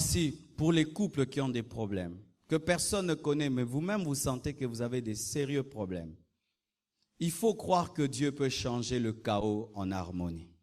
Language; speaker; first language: French; non-native, local second language; Lingala